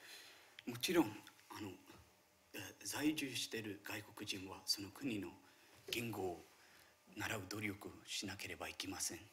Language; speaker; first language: Japanese; non-native, fluent; Marathi